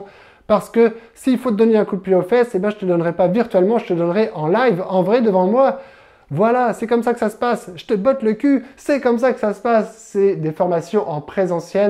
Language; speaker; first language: French; native; French